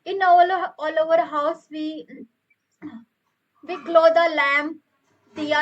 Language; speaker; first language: English; non-native, local second language; Hindi